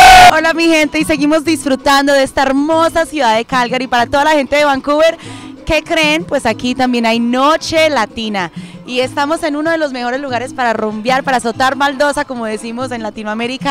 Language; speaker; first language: Spanish; native; Spanish